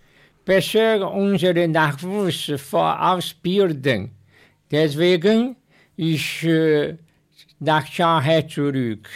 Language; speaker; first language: German; non-native, learner; Chinese